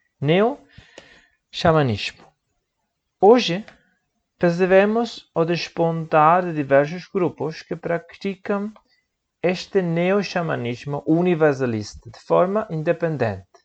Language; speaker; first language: Portuguese; non-native, learner; Spanish